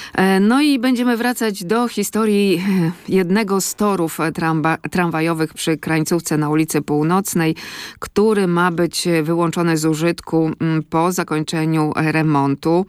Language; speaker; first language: Polish; native; Polish